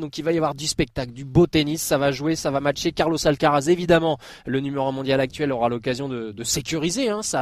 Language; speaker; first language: French; native; French